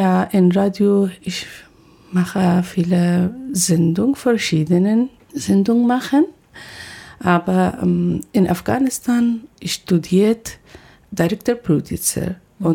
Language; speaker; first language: German; non-native, learner; Persian